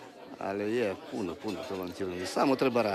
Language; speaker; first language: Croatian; non-native, fluent; Russian